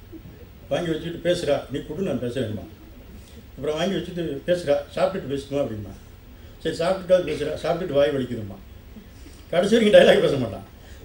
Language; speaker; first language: Tamil; native; Tamil